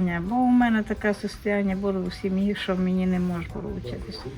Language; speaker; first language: Ukrainian; non-native, local second language; Hungarian